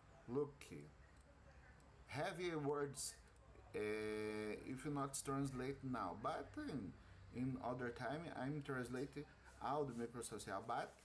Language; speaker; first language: English; non-native, learner; Portuguese